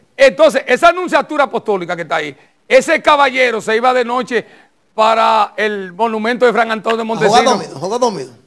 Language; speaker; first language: Spanish; native; Spanish